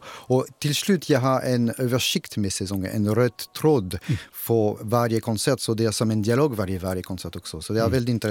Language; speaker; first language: Swedish; non-native, fluent; French